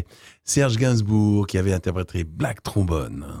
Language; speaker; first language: French; native; French